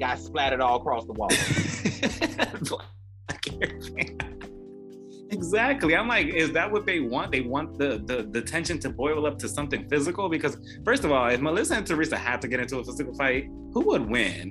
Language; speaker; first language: English; native; English